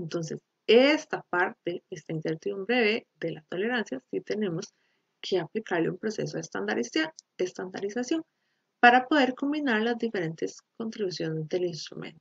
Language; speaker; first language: Spanish; native; Spanish